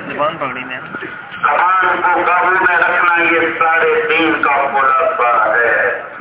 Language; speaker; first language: Urdu; non-native, local second language; Punjabi